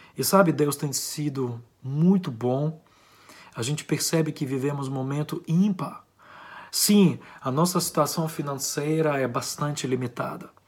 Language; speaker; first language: Portuguese; non-native, fluent; Ukrainian